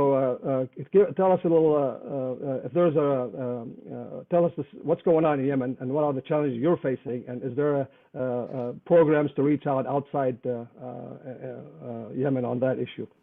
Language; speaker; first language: English; non-native, fluent; Arabic